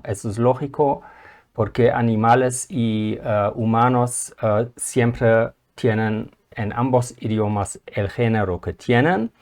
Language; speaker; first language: Spanish; non-native, fluent; German